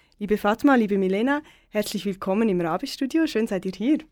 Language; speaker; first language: German; native; German